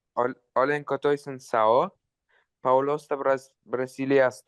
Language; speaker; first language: Finnish; non-native, learner; Uzbek